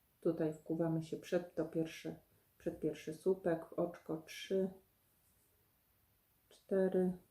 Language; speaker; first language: Polish; native; Polish